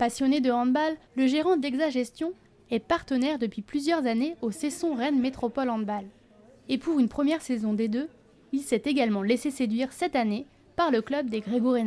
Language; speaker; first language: French; native; French